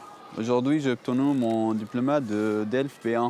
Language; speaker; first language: French; non-native, learner; Arabic